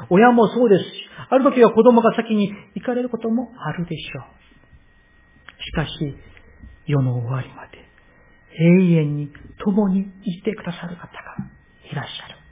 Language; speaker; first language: Japanese; non-native, fluent; Korean